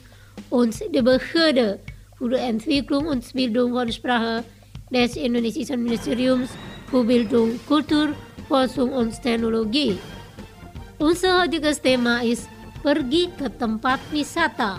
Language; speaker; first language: German; non-native, fluent; Indonesian